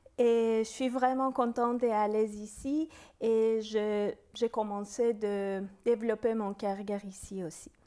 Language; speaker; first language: French; non-native, fluent; Persian